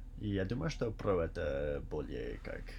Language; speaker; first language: Russian; non-native, learner; English